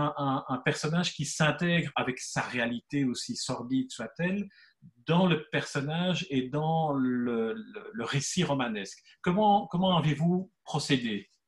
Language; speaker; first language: French; native; French